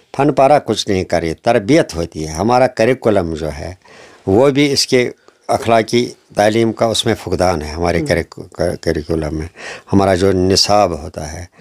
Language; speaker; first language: Hindi; non-native, local second language; Kashmiri